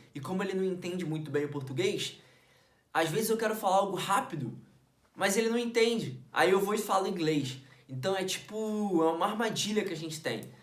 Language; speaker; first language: Portuguese; native; Portuguese